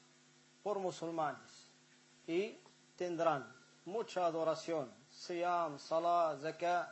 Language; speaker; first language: Spanish; non-native, fluent; Arabic